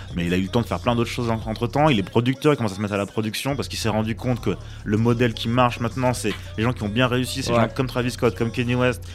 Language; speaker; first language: French; native; French